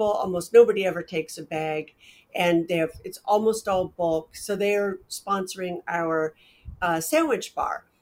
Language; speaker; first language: English; native; English